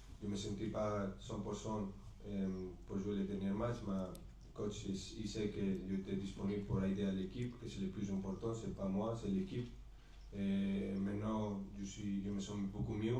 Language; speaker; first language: French; non-native, fluent; Spanish